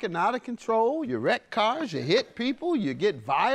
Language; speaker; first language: English; native; English